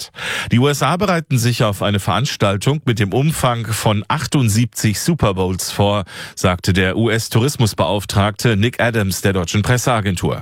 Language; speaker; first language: German; native; German